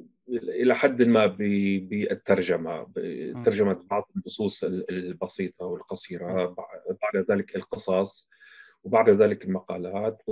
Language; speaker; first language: Arabic; non-native, fluent; German